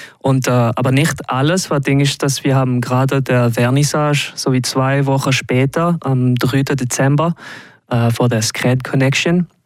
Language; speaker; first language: German; non-native, local second language; French